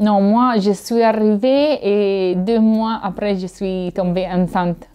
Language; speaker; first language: French; non-native, learner; Italian